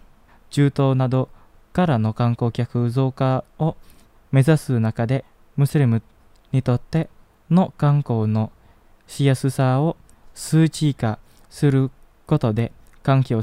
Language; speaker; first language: Japanese; non-native, fluent; Indonesian